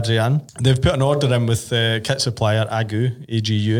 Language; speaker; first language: English; native; English